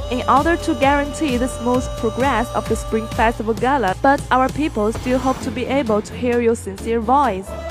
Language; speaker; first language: English; non-native, learner; Chinese